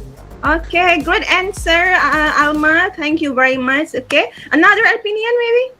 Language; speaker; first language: English; non-native, fluent; Indonesian